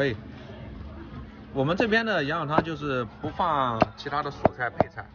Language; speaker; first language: Chinese; native; Chinese